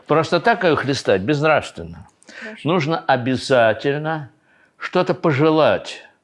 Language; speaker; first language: Russian; native; Russian